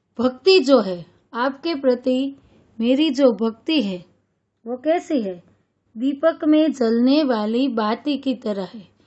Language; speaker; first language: Hindi; non-native, local second language; Gujarati